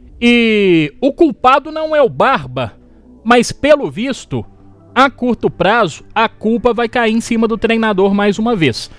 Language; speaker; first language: Portuguese; native; Portuguese